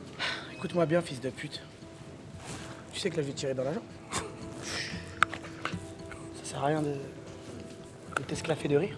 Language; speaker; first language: French; native; French